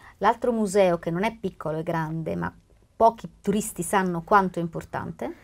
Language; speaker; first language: Italian; native; Italian